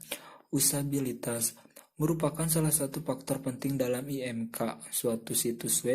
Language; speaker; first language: Indonesian; native; Indonesian